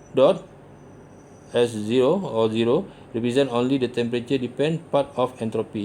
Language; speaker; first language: English; non-native, local second language; Malay